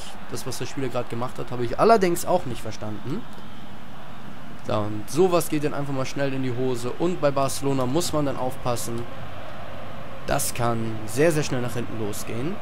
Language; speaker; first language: German; native; German